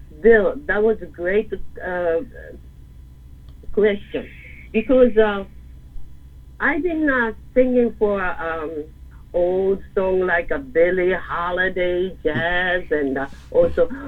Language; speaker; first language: English; non-native, learner; Japanese